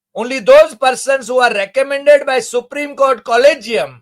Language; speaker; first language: English; non-native, local second language; Gujarati